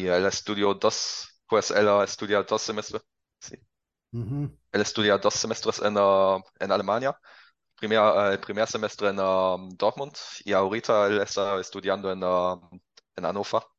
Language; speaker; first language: Spanish; non-native, learner; German